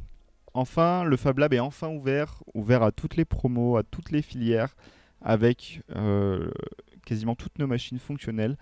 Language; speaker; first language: French; native; French